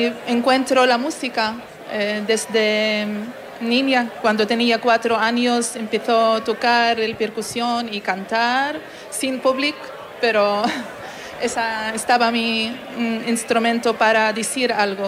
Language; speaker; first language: Spanish; non-native, learner; Hebrew